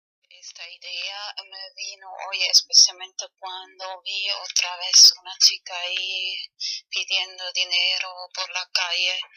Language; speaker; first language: Spanish; non-native, fluent; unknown